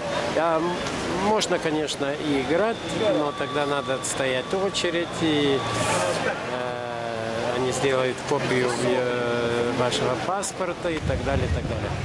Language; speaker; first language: Russian; non-native, fluent; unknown